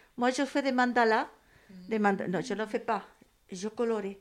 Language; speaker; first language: French; non-native, learner; Spanish